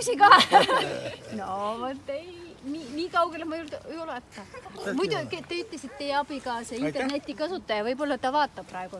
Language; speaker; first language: Estonian; non-native, local second language; Russian